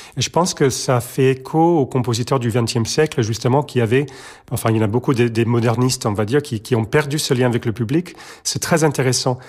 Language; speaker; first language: French; non-native, fluent; Serbian